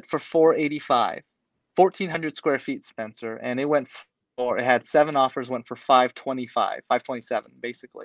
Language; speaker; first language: English; native; English